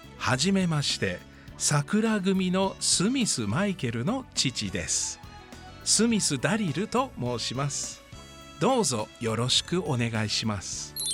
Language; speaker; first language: Japanese; non-native, fluent; English